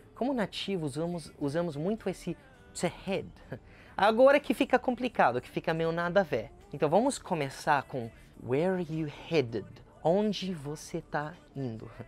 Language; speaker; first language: Portuguese; native; Portuguese